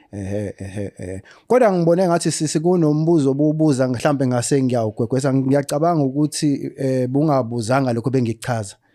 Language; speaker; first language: Zulu; native; Zulu